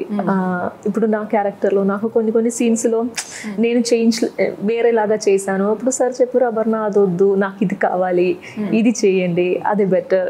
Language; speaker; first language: Telugu; non-native, fluent; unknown